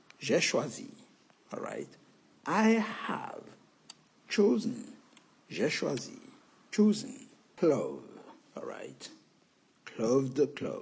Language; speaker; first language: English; non-native, fluent; French